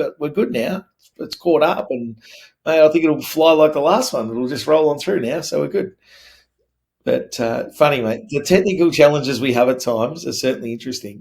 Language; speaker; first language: English; native; English